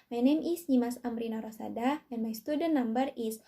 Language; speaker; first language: English; non-native, learner; Indonesian